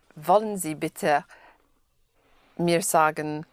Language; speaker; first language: German; non-native, learner; English